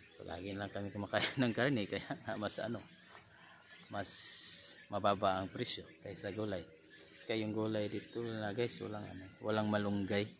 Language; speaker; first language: Filipino; non-native, local second language; Cebuano